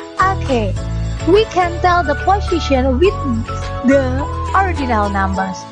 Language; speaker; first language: English; non-native, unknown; Indonesian